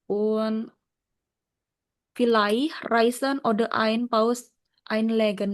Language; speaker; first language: German; non-native, learner; Indonesian